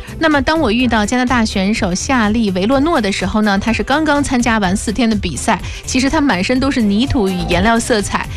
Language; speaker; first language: Chinese; native; Chinese